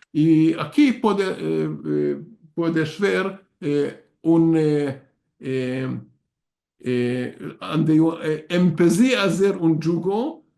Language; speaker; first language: Spanish; non-native, learner; Hungarian